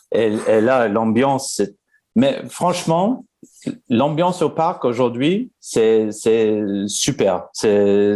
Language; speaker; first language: French; non-native, fluent; English